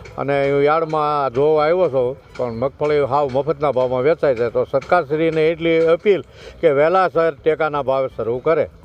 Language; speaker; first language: Gujarati; native; Gujarati